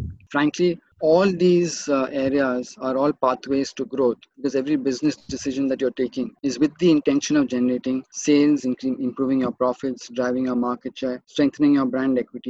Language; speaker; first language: English; non-native, local second language; Marathi